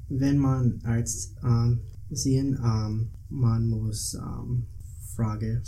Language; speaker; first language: German; non-native, learner; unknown